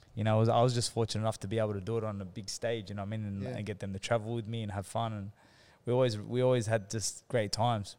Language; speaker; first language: English; native; English